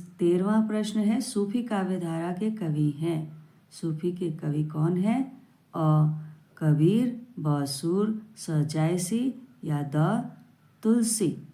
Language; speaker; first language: Hindi; native; Hindi